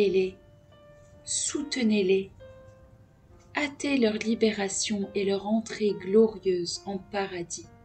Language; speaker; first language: French; native; French